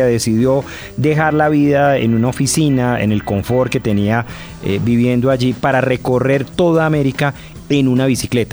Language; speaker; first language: Spanish; native; Spanish